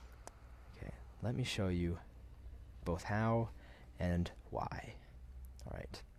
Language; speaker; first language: English; native; English